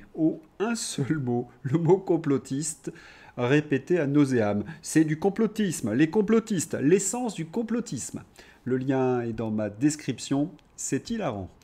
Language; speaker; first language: French; native; French